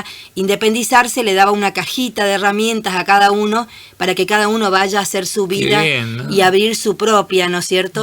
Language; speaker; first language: Spanish; native; Spanish